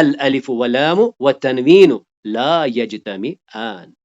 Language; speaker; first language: Arabic; non-native, fluent; Urdu